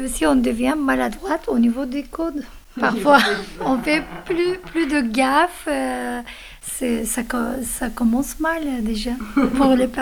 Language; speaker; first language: French; non-native, fluent; Kurdish